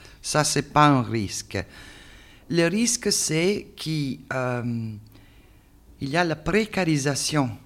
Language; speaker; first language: French; non-native, learner; Italian